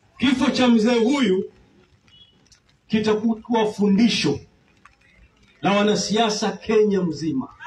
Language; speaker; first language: Swahili; native; Swahili